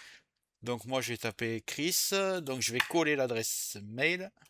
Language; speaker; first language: French; native; French